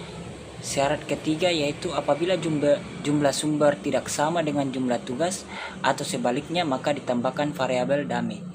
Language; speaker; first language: Indonesian; native; Indonesian